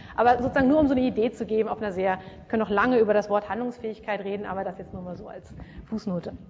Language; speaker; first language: German; native; German